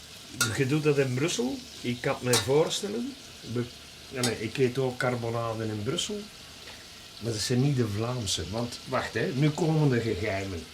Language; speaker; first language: Dutch; native; Dutch